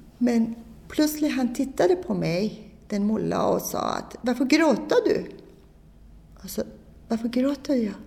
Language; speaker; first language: Swedish; non-native, fluent; Persian